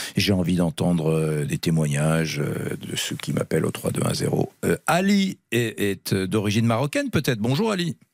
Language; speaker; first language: French; native; French